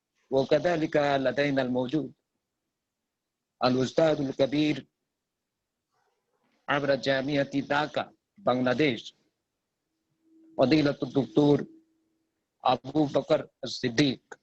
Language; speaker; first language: Arabic; non-native, fluent; Bangla